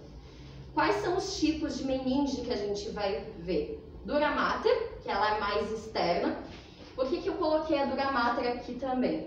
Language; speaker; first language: Portuguese; native; Portuguese